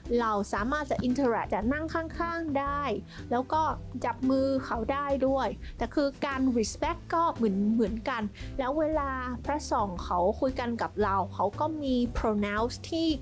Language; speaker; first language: Thai; non-native, fluent; Vietnamese